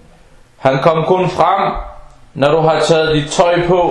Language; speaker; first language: Danish; non-native, fluent; Arabic